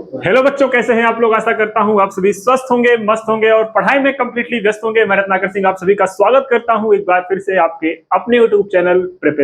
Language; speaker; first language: Hindi; native; Hindi